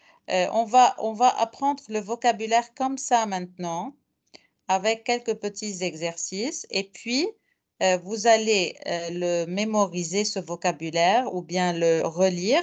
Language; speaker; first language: French; non-native, fluent; Arabic